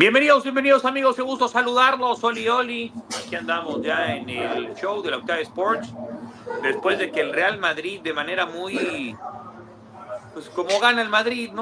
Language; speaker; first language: Spanish; native; Spanish